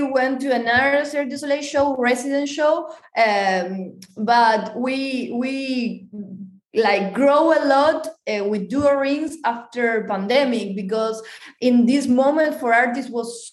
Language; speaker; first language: English; non-native, fluent; Spanish